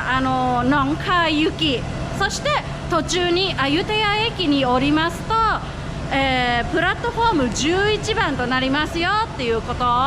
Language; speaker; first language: Japanese; non-native, fluent; Thai